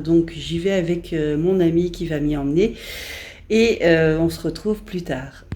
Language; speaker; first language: French; native; French